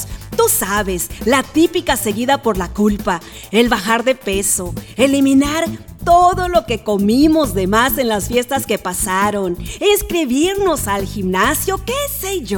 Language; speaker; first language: Spanish; native; Spanish